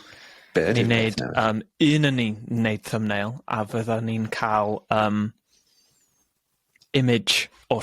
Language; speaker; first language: Welsh; non-native, learner; English